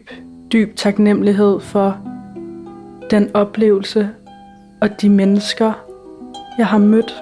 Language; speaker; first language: Danish; early bilingual, other home language; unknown